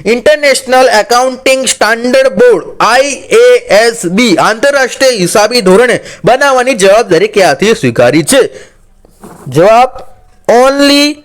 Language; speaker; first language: Gujarati; non-native, local second language; Marathi